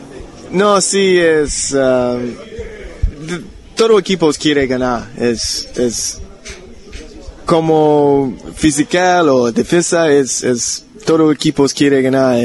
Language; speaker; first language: Spanish; non-native, learner; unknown